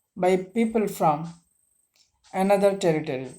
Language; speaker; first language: English; non-native, local second language; Kannada